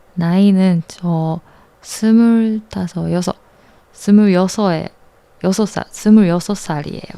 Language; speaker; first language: Korean; non-native, learner; Japanese